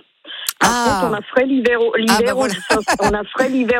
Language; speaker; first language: French; native; French